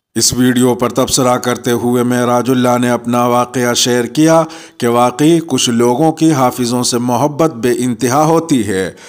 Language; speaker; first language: Urdu; native; Urdu